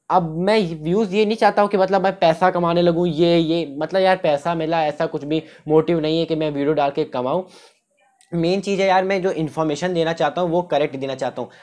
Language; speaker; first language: Hindi; native; Hindi